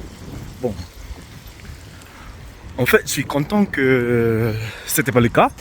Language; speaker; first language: French; non-native, fluent; English